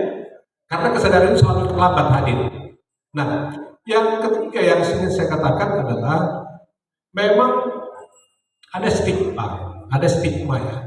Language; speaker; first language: Indonesian; native; Indonesian